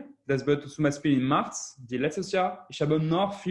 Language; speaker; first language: German; non-native, learner; French